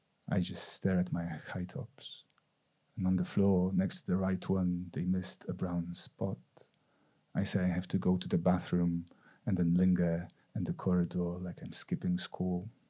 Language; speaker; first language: English; non-native, fluent; Polish